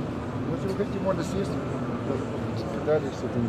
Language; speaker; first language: Russian; native; Russian